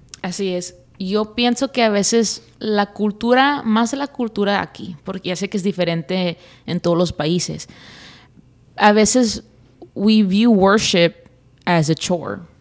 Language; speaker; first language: Spanish; early bilingual, heritage; Spanish